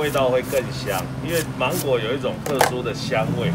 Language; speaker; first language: Chinese; native; Chinese